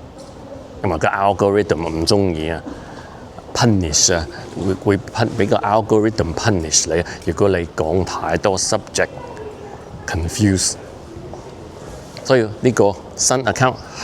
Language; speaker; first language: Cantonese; early bilingual, heritage; Cantonese